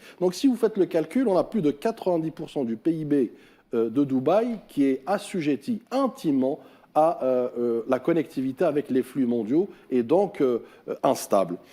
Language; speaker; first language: French; non-native, local second language; Arabic